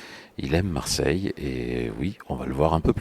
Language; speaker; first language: French; native; French